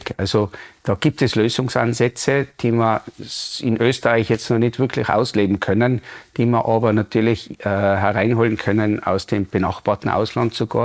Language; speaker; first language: German; native; German